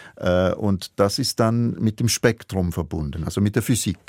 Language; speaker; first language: German; native; German